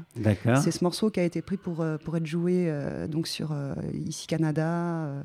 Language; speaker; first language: French; native; French